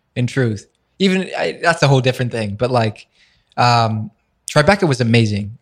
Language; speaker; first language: English; native; English